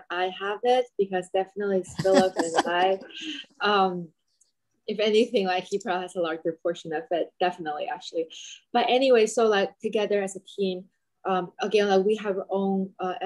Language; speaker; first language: English; non-native, fluent; Chinese